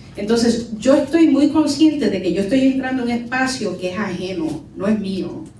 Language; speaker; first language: Spanish; early bilingual, heritage; Spanish